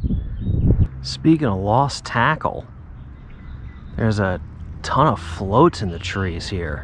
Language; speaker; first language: English; native; English